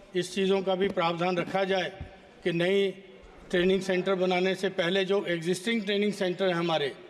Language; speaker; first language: Hindi; native; Hindi